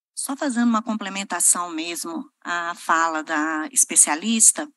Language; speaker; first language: Portuguese; native; Portuguese